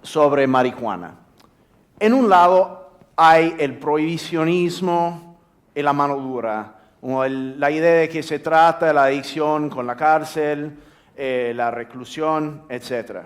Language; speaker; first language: Spanish; non-native, fluent; English